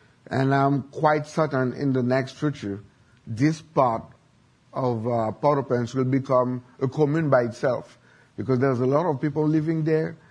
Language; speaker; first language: English; non-native, learner; Haitian Creole